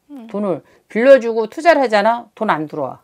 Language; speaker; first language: Korean; native; Korean